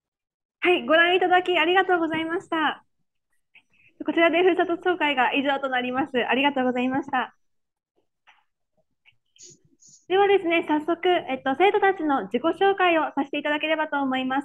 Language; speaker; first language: Japanese; native; Japanese